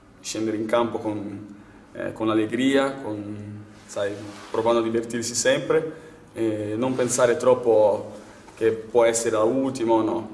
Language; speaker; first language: Italian; non-native, fluent; Portuguese